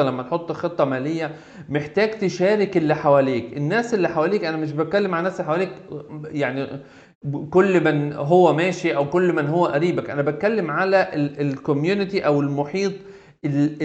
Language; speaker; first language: Arabic; native; Arabic